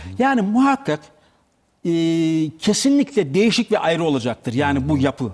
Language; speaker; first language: Turkish; native; Turkish